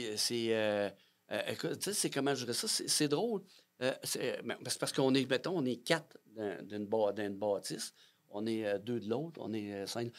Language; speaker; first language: French; native; French